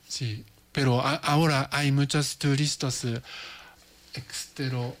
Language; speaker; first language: Spanish; non-native, learner; Japanese